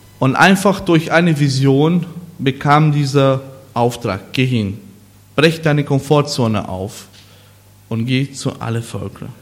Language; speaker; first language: German; non-native, learner; Portuguese